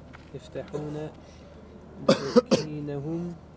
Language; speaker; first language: Arabic; non-native, learner; French